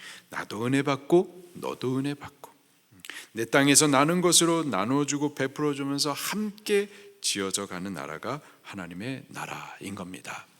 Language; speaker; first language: Korean; native; Korean